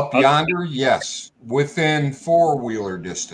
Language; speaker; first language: English; native; English